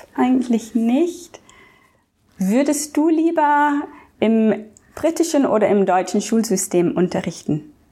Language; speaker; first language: German; non-native, fluent; English